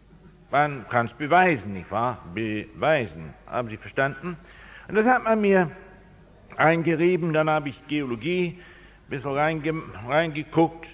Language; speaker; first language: German; non-native, fluent; English